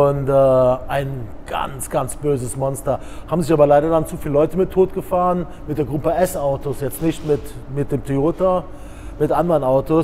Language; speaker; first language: German; native; German